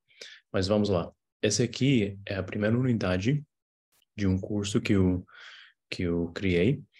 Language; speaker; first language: Portuguese; non-native, fluent; English